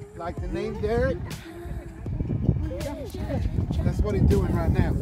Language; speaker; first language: English; native; English